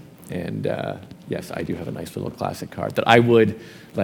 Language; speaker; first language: English; native; English